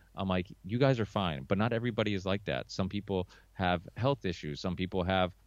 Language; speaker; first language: English; early bilingual, other home language; Portuguese